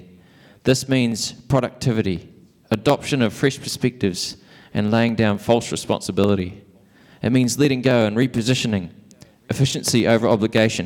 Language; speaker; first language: English; native; English